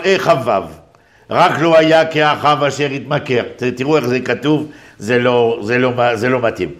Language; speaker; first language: Hebrew; non-native, fluent; French